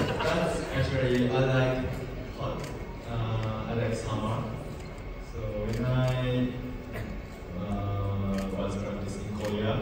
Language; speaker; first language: English; non-native, learner; Japanese